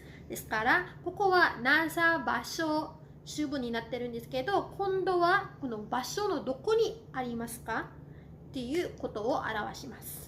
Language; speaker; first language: Japanese; non-native, fluent; Cebuano